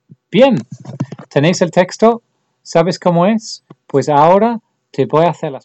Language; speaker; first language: Spanish; non-native, fluent; English